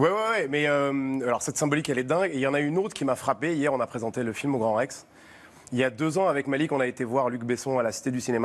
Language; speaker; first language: French; native; French